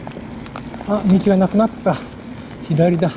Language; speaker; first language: Japanese; native; Japanese